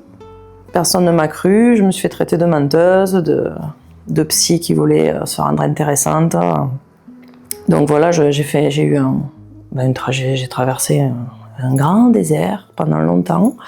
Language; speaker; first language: French; native; French